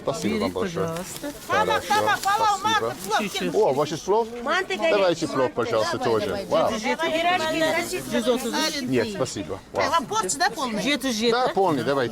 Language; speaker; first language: Russian; non-native, learner; English